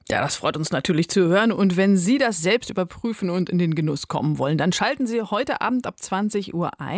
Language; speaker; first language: German; native; German